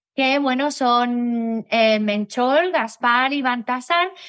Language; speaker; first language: Spanish; native; Spanish